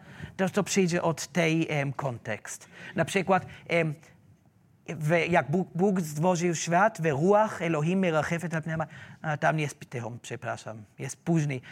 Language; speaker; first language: Polish; non-native, learner; German